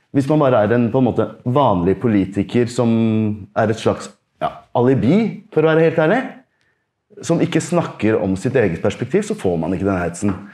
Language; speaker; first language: Norwegian; early bilingual, other home language; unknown